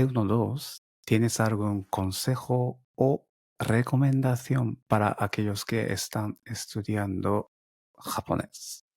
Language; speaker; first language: Spanish; non-native, learner; Japanese